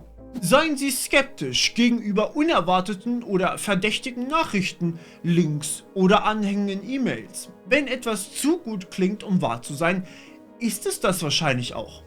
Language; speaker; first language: German; native; German